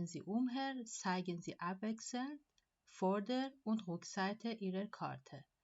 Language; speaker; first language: German; non-native, fluent; Persian